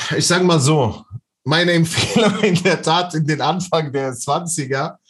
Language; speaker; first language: German; non-native, fluent; Arabic